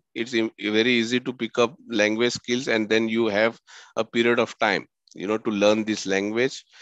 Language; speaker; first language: English; non-native, local second language; Marathi